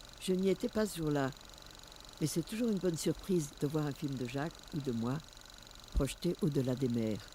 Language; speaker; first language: French; native; French